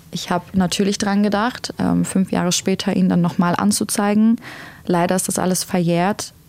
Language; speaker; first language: German; early bilingual, other home language; Turkish